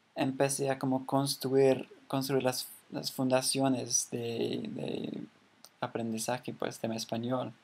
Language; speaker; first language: Spanish; non-native, fluent; English